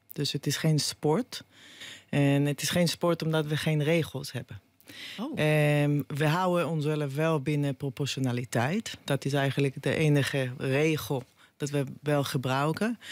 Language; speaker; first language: Dutch; non-native, fluent; Hebrew